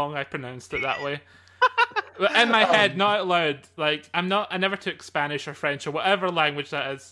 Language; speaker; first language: English; native; English